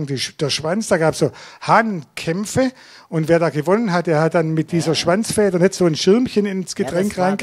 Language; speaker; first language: German; native; German